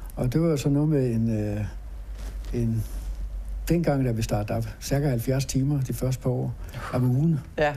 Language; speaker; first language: Danish; native; Danish